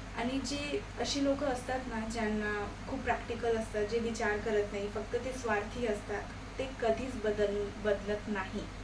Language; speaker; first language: Marathi; non-native, local second language; Hindi